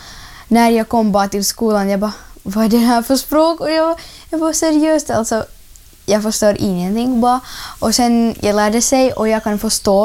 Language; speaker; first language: Swedish; early bilingual, other home language; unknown